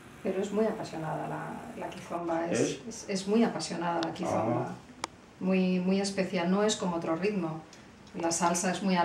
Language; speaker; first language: Spanish; native; Spanish